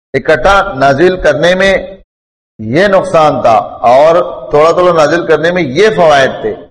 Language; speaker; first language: Urdu; non-native, local second language; Pashto